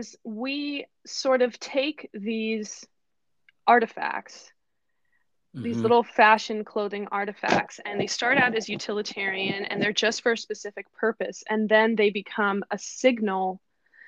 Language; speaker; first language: English; native; English